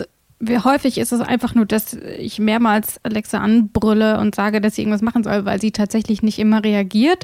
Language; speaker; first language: German; native; German